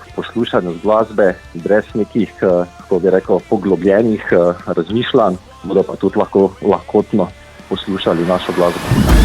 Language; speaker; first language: Slovenian; native; Slovenian